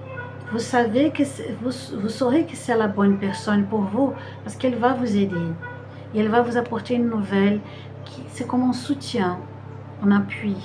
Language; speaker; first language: French; non-native, fluent; Portuguese